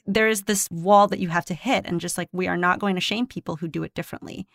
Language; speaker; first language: English; non-native, local second language; Filipino